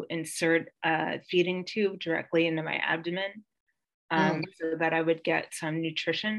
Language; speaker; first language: English; native; English